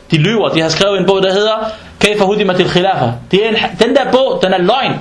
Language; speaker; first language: Danish; non-native, fluent; Arabic